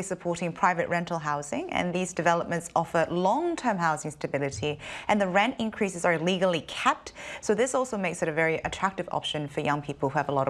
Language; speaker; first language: English; native; English